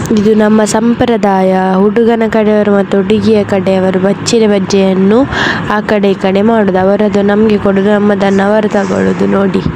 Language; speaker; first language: Kannada; non-native, local second language; Tulu